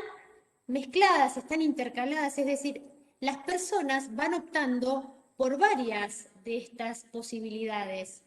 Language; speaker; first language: Spanish; native; Spanish